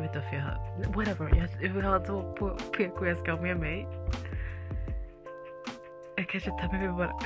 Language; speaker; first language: Swedish; early bilingual, other home language; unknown